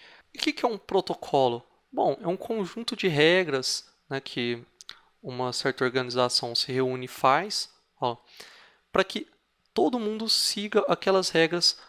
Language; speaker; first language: Portuguese; native; Portuguese